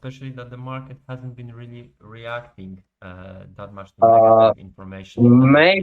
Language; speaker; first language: English; non-native, fluent; Polish